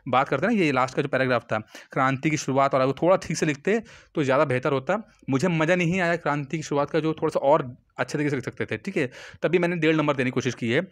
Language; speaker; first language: Hindi; native; Hindi